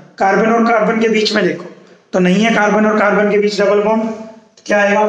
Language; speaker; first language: Hindi; native; Hindi